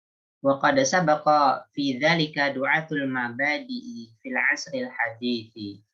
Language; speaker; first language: Arabic; non-native, learner; Indonesian